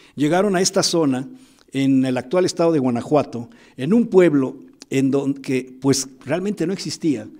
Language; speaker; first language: Spanish; native; Spanish